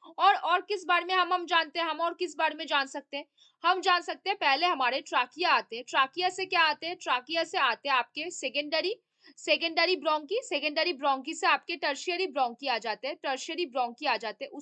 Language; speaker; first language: Hindi; native; Hindi